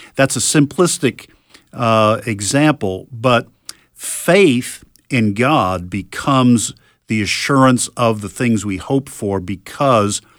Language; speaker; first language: English; native; English